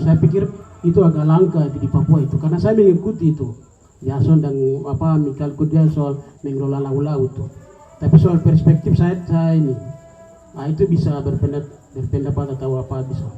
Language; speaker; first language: Indonesian; non-native, local second language; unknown